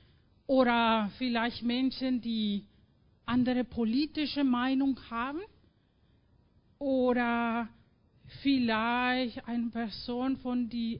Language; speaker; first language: German; non-native, fluent; Spanish